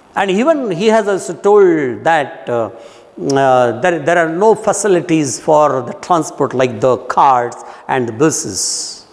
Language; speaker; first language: English; non-native, local second language; Marathi